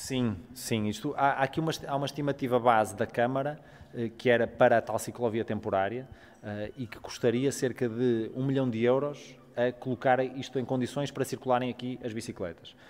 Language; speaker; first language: Portuguese; native; Portuguese